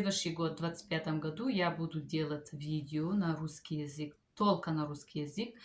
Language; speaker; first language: Russian; non-native, fluent; Bulgarian